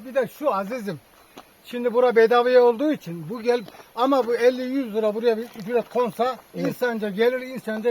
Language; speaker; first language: Turkish; native; Turkish